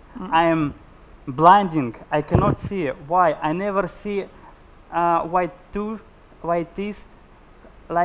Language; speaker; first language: English; non-native, learner; Russian